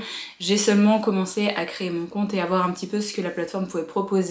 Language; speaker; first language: French; native; French